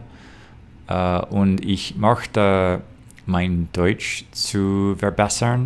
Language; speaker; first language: German; non-native, learner; English